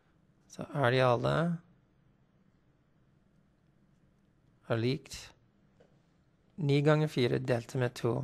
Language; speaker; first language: Norwegian; non-native, fluent; English